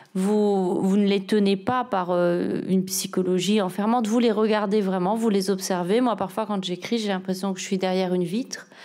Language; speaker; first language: French; native; French